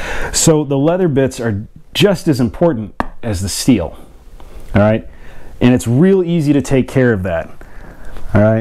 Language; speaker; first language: English; native; English